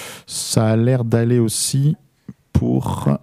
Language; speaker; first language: French; native; French